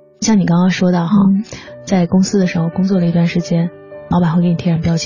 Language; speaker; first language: Chinese; native; Chinese